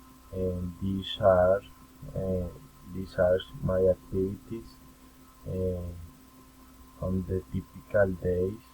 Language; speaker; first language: English; non-native, learner; Spanish